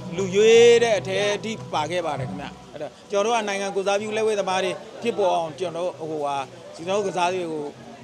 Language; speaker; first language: Burmese; non-native, local second language; Karen languages